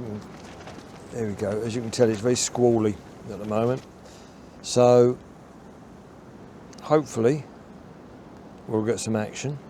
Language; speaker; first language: English; native; English